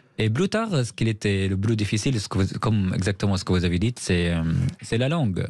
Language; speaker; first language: French; non-native, fluent; Arabic